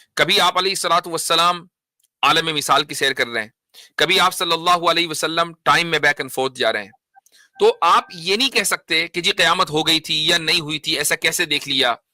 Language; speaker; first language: Urdu; native; Urdu